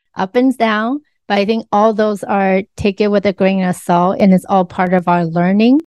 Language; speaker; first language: English; early bilingual, other home language; Chinese